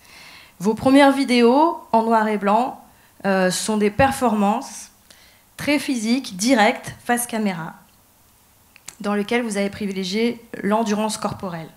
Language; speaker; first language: French; native; French